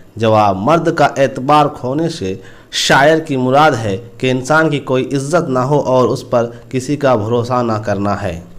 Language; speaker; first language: Urdu; native; Urdu